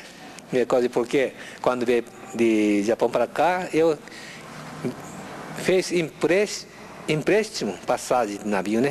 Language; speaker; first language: Portuguese; non-native, learner; Japanese